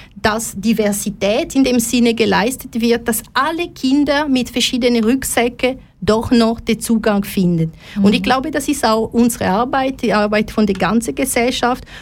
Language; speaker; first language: German; non-native, fluent; Lingala